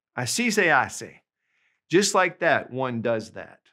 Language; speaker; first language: English; native; English